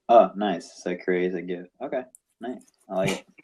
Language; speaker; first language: English; non-native, local second language; Spanish